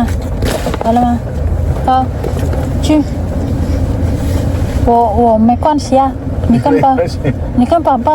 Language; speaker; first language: Chinese; non-native, learner; Indonesian